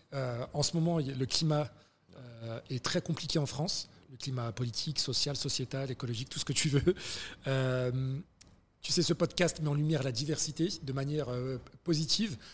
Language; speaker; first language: French; native; French